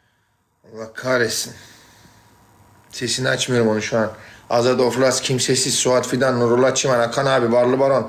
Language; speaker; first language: Turkish; native; Turkish